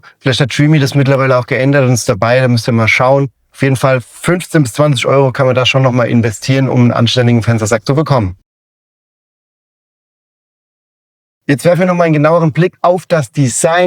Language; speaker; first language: German; native; German